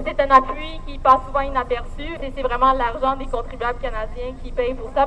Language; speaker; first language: French; native; French